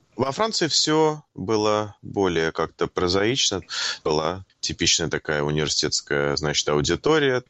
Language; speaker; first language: Russian; native; Russian